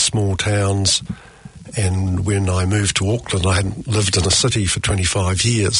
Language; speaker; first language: English; native; English